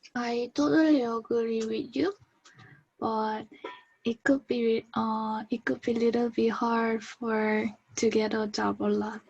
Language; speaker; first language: English; non-native, learner; Korean